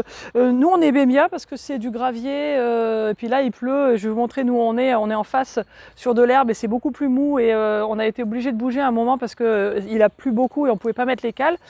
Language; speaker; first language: French; native; French